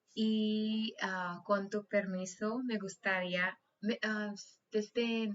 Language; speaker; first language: Spanish; non-native, learner; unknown